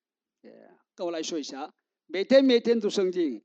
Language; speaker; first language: Chinese; non-native, learner; Korean